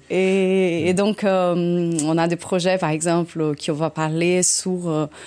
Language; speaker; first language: French; non-native, fluent; Portuguese